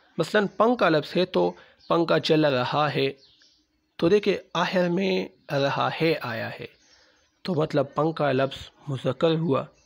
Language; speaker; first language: Urdu; non-native, local second language; Pashto